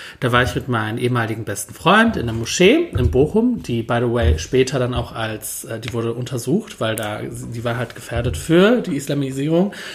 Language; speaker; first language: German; early bilingual, other home language; Turkish